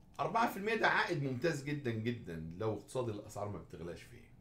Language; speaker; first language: Arabic; native; Arabic